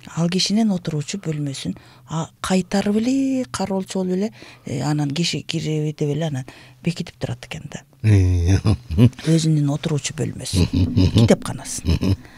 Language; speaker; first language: Kyrgyz; native; Kyrgyz